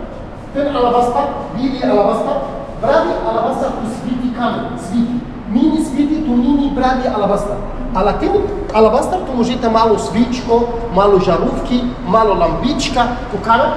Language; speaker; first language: Czech; non-native, learner; Arabic